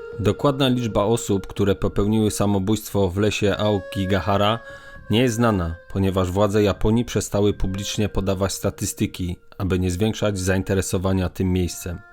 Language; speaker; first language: Polish; native; Polish